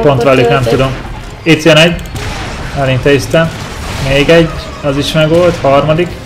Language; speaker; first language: Hungarian; native; Hungarian